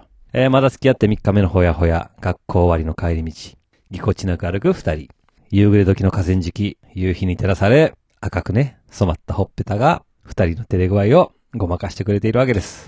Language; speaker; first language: Japanese; native; Japanese